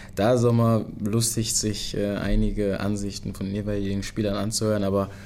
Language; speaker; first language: German; early bilingual, other home language; Lingala